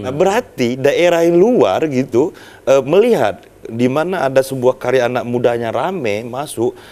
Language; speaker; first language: Indonesian; native; Indonesian